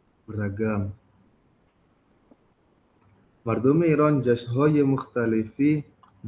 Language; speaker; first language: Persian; non-native, learner; Indonesian